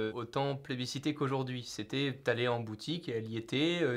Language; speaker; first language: French; native; French